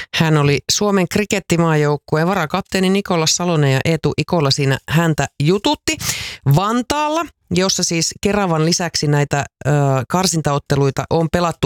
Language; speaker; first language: Finnish; native; Finnish